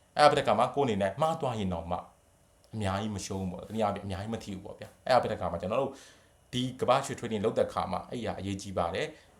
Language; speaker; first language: Burmese; native; Burmese